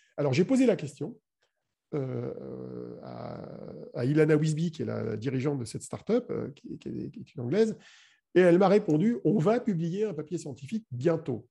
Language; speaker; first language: French; native; French